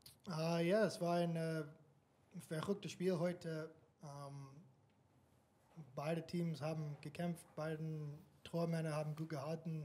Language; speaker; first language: German; non-native, fluent; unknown